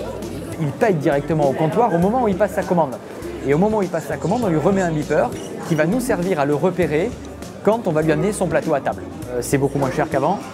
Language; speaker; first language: French; native; French